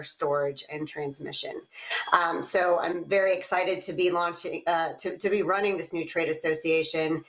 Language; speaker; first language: English; native; English